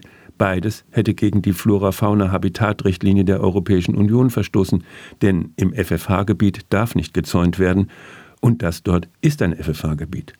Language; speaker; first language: German; native; German